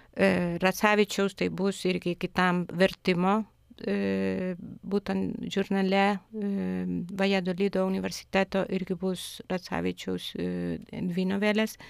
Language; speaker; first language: Lithuanian; non-native, fluent; Spanish